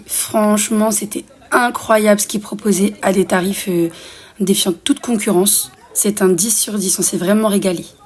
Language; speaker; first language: French; native; French